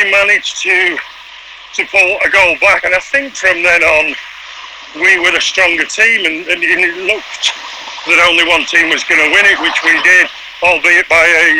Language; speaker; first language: English; native; English